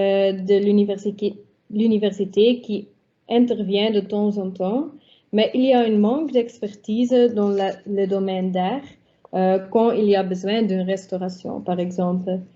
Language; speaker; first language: French; non-native, local second language; Dutch